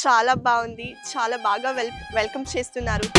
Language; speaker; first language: Telugu; non-native, learner; Kannada